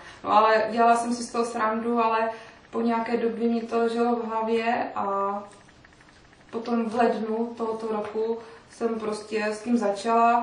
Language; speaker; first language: Czech; native; Czech